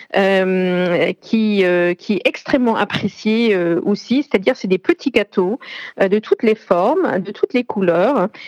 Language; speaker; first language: French; non-native, fluent; German